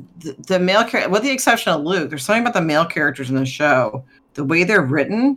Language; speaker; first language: English; native; English